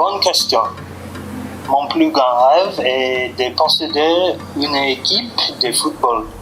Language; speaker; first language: French; non-native, learner; English